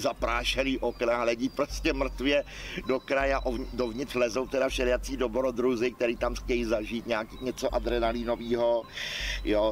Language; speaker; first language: Czech; native; Czech